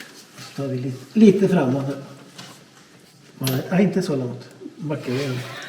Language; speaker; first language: Swedish; native; Swedish